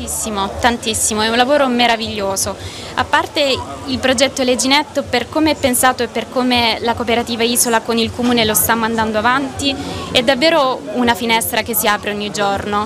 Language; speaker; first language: Italian; native; Italian